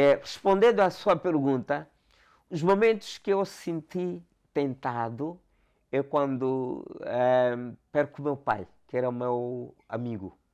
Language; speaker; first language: Portuguese; non-native, local second language; Makhuwa